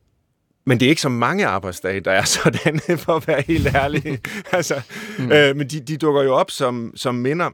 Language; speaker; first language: Danish; native; Danish